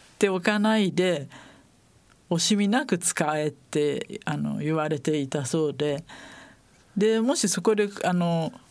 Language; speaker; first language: Japanese; native; Japanese